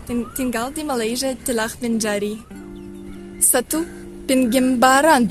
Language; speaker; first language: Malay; non-native, learner; Russian